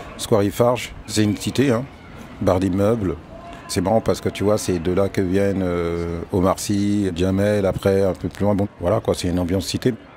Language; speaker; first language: French; early bilingual, other home language; Wolof